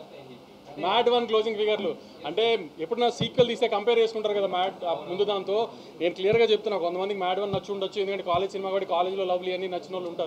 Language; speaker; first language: Telugu; native; Telugu